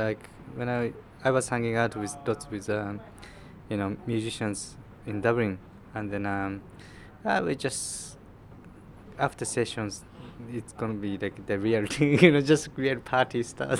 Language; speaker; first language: English; non-native, fluent; Japanese